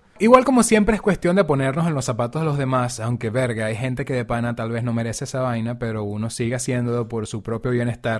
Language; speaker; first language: Spanish; native; Spanish